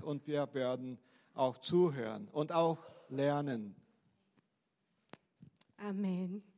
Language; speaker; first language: German; non-native, fluent; Portuguese